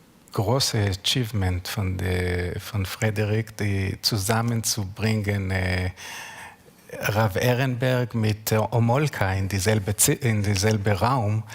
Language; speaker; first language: German; non-native, learner; Hebrew